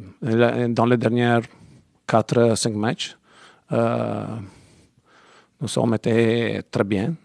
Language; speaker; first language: French; non-native, learner; Italian